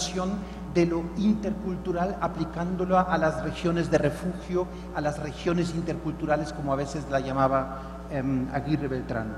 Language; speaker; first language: Spanish; non-native, fluent; German